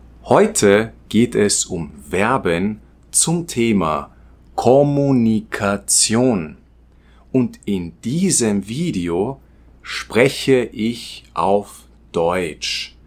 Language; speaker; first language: German; non-native, fluent; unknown